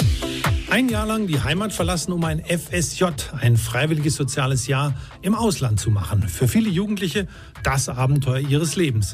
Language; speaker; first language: German; native; German